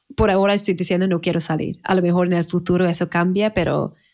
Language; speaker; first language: Spanish; non-native, fluent; English